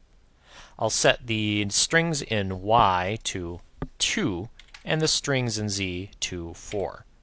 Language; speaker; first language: English; native; English